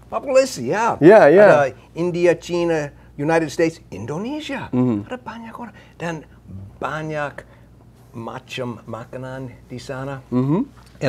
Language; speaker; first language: Indonesian; non-native, learner; English